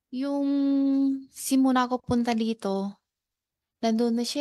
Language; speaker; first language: Filipino; non-native, learner; Chinese